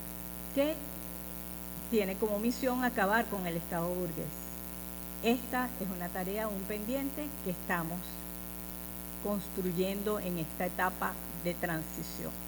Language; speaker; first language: Spanish; native; Spanish